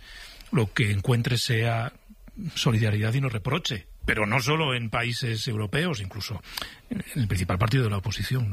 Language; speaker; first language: Spanish; native; Spanish